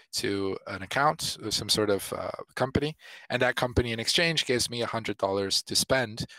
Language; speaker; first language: English; non-native, fluent; Italian